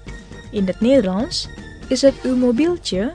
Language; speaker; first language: Dutch; non-native, learner; Indonesian